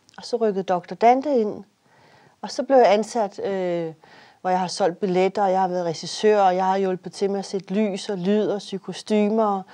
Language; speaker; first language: Danish; native; Danish